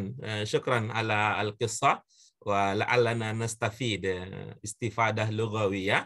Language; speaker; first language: Arabic; non-native, learner; Indonesian